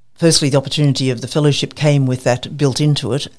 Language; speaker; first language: English; native; English